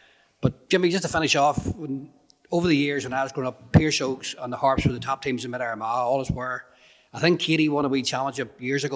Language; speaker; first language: English; native; English